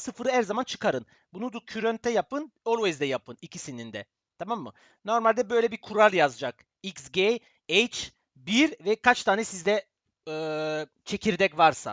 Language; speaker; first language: Turkish; early bilingual, heritage; Turkish